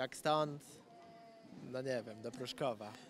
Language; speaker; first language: Polish; native; Polish